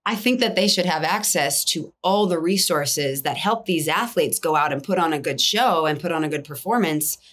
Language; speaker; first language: English; native; English